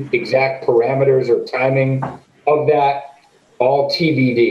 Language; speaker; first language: English; native; English